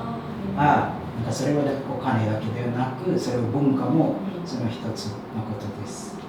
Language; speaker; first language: Japanese; non-native, fluent; Indonesian